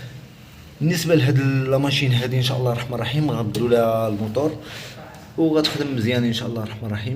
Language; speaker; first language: Arabic; native; Arabic